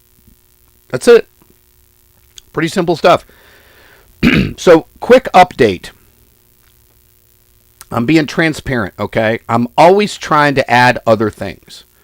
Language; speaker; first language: English; native; English